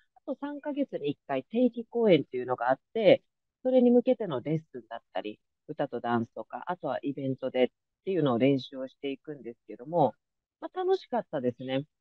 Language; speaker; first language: Japanese; native; Japanese